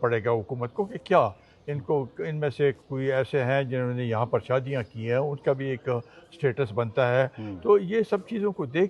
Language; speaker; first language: Urdu; non-native, local second language; Pashto